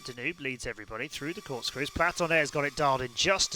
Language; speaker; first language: English; native; English